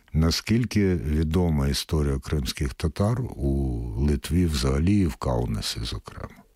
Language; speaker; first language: Ukrainian; native; Ukrainian